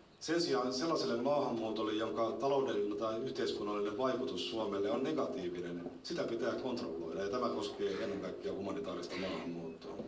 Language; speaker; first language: Finnish; native; Finnish